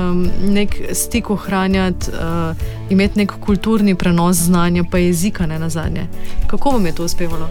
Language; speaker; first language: Slovenian; native; Slovenian